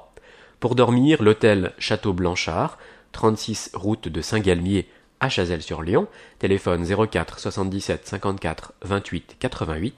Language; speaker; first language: French; native; French